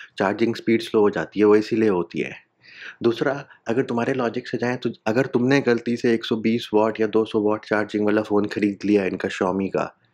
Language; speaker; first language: Hindi; native; Hindi